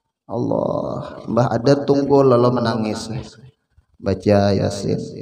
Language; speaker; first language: Indonesian; non-native, local second language; Banjar